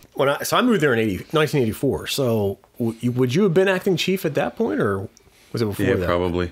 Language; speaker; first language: English; native; English